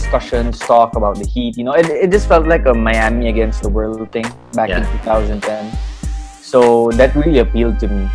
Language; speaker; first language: English; non-native, local second language; Filipino